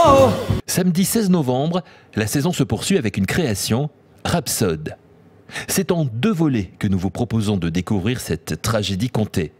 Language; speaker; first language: French; native; French